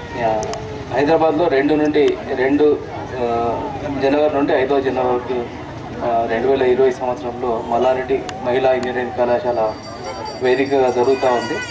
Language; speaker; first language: Telugu; native; Telugu